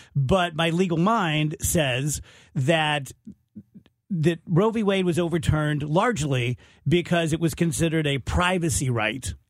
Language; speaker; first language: English; native; English